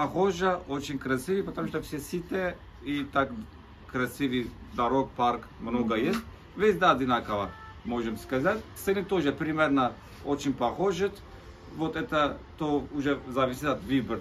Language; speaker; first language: Russian; non-native, learner; Turkish